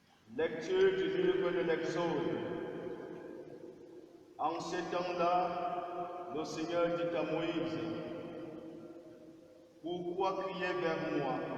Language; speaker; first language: French; native; French